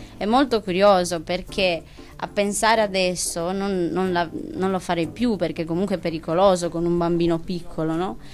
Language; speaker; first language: Italian; non-native, fluent; Romanian